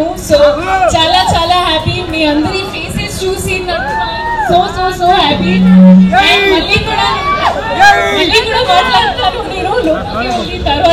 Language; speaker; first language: Telugu; non-native, learner; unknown